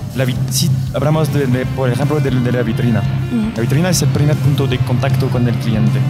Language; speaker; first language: Spanish; non-native, fluent; French